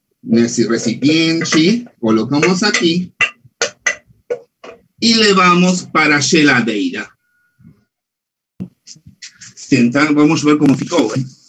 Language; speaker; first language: Portuguese; non-native, fluent; Spanish